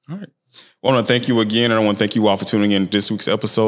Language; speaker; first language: English; native; English